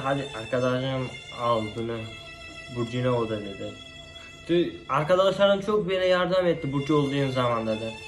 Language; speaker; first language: Turkish; non-native, learner; Uzbek